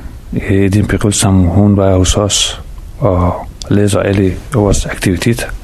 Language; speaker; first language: Danish; non-native, learner; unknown